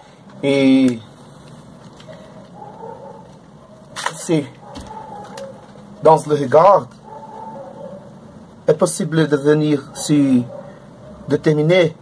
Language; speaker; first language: French; non-native, learner; Portuguese